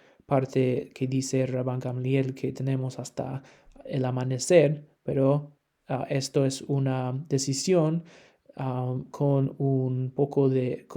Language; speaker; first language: Spanish; non-native, fluent; English